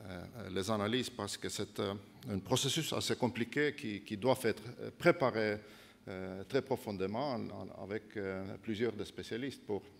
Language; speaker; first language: French; non-native, fluent; Estonian